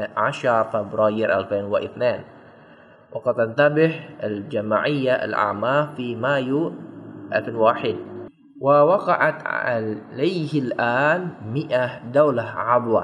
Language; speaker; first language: Arabic; non-native, fluent; Indonesian